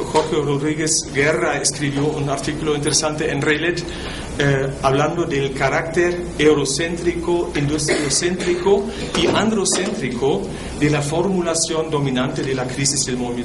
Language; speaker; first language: Spanish; non-native, fluent; German